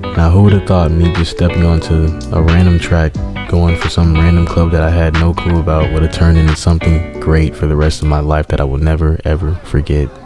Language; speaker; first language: English; native; English